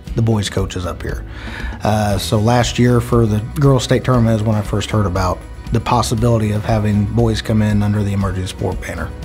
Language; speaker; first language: English; native; English